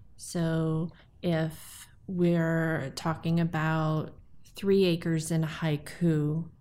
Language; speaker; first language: English; native; English